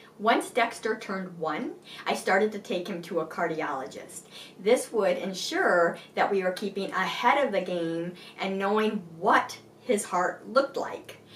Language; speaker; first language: English; native; English